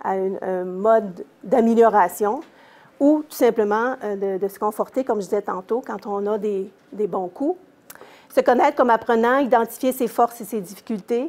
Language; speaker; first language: French; native; French